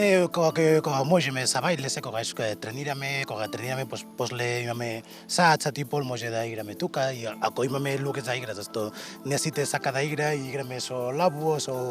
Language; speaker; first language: Macedonian; non-native, learner; Spanish